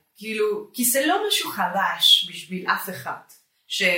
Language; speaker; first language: Hebrew; non-native, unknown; Spanish